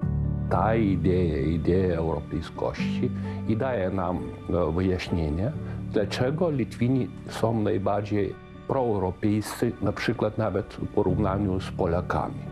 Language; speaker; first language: Polish; non-native, fluent; Lithuanian